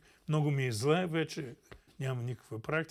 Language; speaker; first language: Bulgarian; non-native, fluent; English